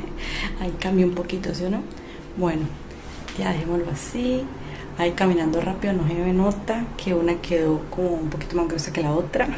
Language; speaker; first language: Spanish; native; Spanish